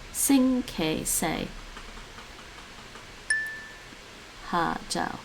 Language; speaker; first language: Chinese; non-native, learner; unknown